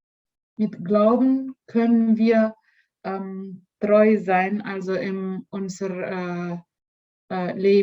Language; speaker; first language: German; non-native, learner; Indonesian